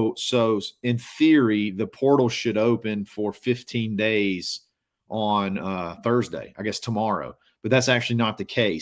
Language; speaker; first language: English; native; English